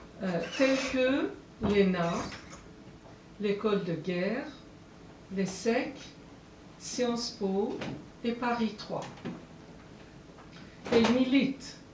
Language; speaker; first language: French; non-native, fluent; Persian